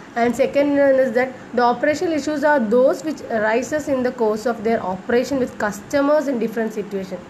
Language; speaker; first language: English; non-native, local second language; Malayalam